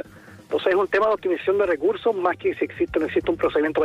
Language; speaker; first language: Spanish; native; Spanish